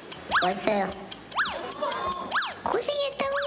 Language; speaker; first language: Korean; native; Korean